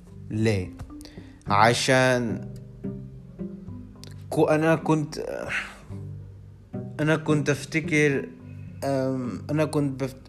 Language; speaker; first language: Arabic; non-native, learner; Urdu